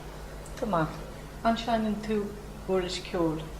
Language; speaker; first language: Irish; non-native, local second language; English